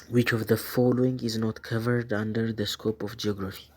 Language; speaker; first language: English; non-native, local second language; Amharic